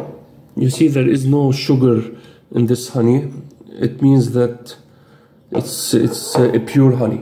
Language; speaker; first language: English; non-native, fluent; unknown